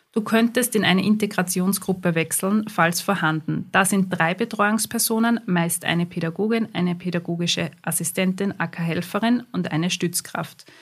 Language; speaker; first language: German; native; German